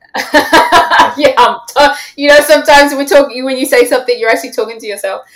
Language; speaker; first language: English; native; English